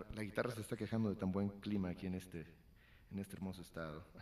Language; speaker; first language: Spanish; native; Spanish